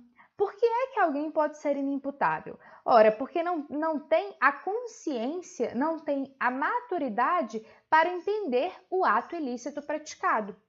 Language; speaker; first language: Portuguese; native; Portuguese